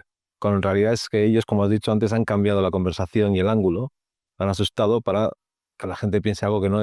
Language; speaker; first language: Spanish; native; Spanish